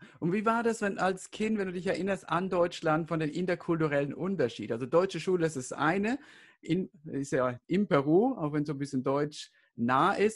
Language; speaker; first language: German; native; German